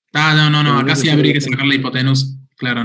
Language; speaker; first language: Spanish; native; Spanish